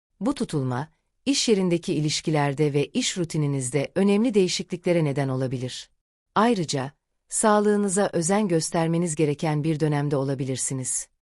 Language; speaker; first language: Turkish; native; Turkish